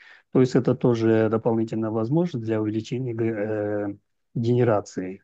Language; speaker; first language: Russian; non-native, local second language; Uzbek